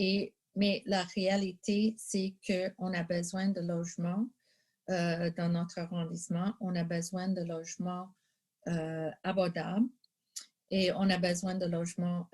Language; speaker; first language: French; non-native, local second language; English